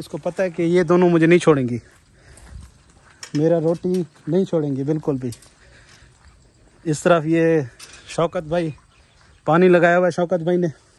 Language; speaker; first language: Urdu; non-native, local second language; Saraiki